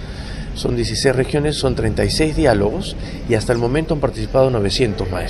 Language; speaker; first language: Spanish; native; Spanish